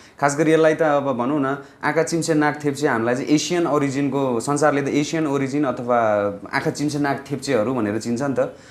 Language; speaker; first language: Nepali; non-native, local second language; Eastern Tamang